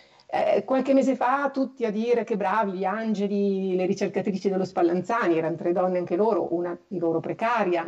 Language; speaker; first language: Italian; native; Italian